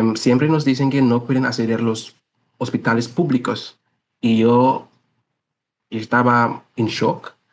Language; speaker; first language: Spanish; non-native, fluent; English